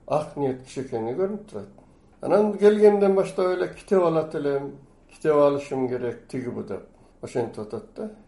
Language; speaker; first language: Kyrgyz; native; Kyrgyz